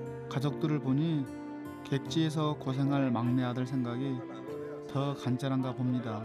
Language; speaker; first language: Korean; native; Korean